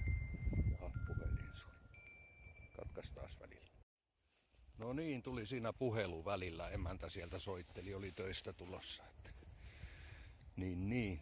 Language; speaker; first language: Finnish; native; Finnish